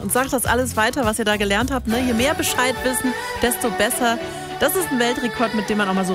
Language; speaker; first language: German; native; German